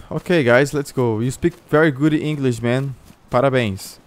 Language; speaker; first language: English; non-native, fluent; Portuguese